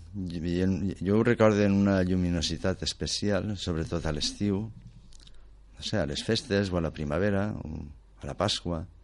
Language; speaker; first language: Catalan; native; Catalan